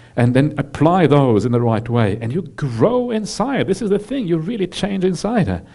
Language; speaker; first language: English; non-native, fluent; Norwegian